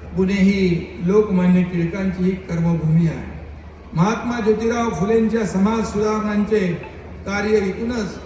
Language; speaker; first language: Marathi; native; Marathi